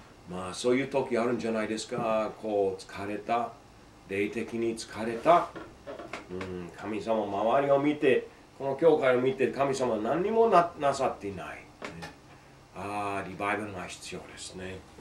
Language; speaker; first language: Japanese; non-native, fluent; English